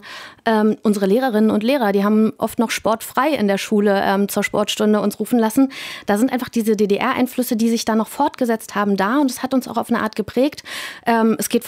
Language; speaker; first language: German; native; German